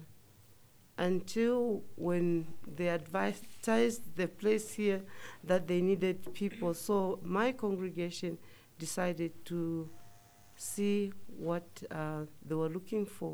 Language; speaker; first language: English; non-native, local second language; Nyanja